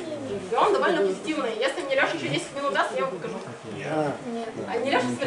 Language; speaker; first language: Russian; native; Russian